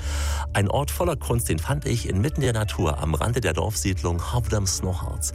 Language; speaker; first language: German; native; German